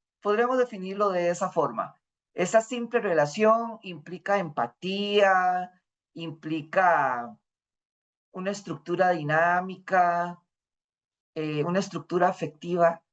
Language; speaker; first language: Spanish; native; Spanish